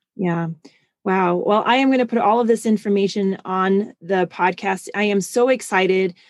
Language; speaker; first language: English; non-native, fluent; German